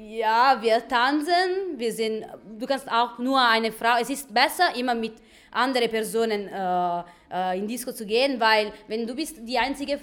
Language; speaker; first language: German; non-native, learner; Italian